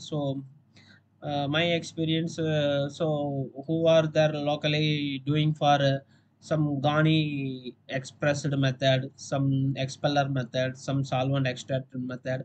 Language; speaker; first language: English; non-native, local second language; Tamil